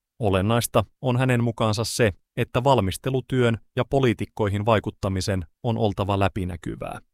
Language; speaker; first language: Finnish; native; Finnish